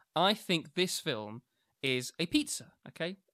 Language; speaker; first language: English; native; English